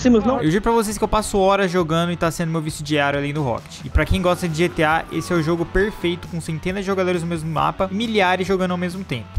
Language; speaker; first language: Portuguese; native; Portuguese